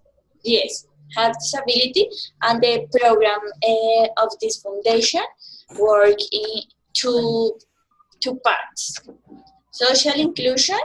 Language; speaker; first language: English; non-native, learner; Spanish